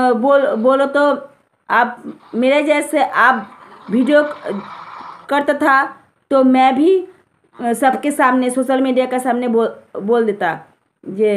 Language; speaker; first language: Hindi; non-native, local second language; Bangla